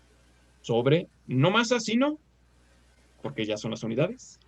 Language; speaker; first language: Spanish; native; Spanish